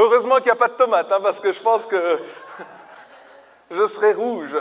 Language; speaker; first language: French; native; French